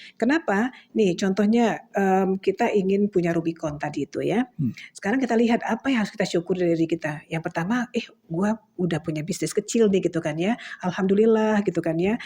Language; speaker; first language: Indonesian; native; Indonesian